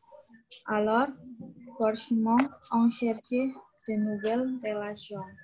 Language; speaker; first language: French; non-native, learner; Indonesian